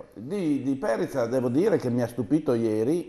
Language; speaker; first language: Italian; native; Italian